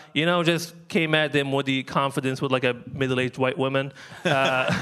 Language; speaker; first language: English; non-native, fluent; Arabic